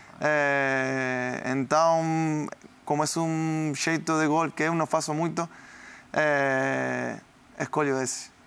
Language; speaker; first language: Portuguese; non-native, learner; Spanish